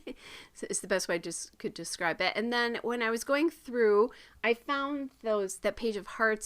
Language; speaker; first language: English; native; English